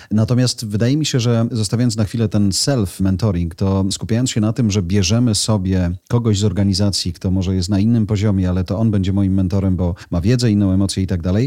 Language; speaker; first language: Polish; native; Polish